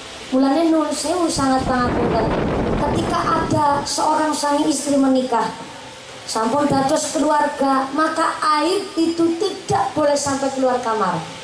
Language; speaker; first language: Indonesian; non-native, local second language; Javanese